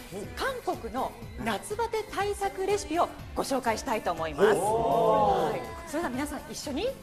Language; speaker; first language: Japanese; native; Japanese